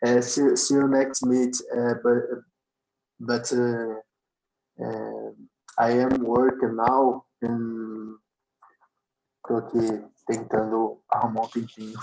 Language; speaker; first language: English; non-native, learner; Portuguese